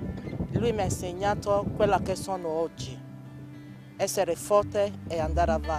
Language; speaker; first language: Italian; non-native, learner; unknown